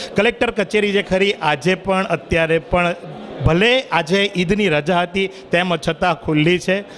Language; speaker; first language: Gujarati; native; Gujarati